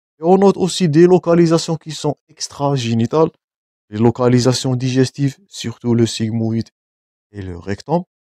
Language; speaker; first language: French; non-native, local second language; Arabic